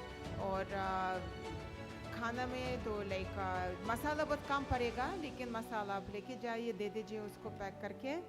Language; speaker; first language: Hindi; non-native, fluent; Russian